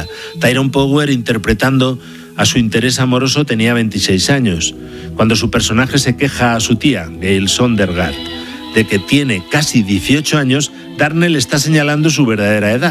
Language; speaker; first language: Spanish; native; Spanish